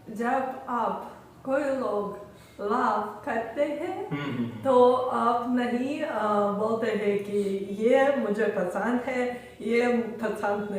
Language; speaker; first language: Hindi; non-native, learner; Russian